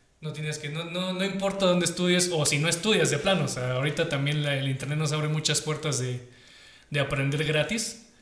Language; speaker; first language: Spanish; native; Spanish